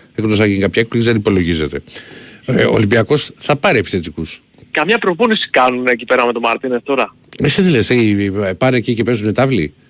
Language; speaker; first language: Greek; native; Greek